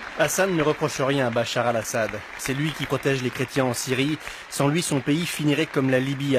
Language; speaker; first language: French; native; French